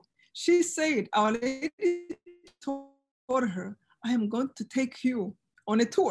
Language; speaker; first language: English; non-native, local second language; Kinyarwanda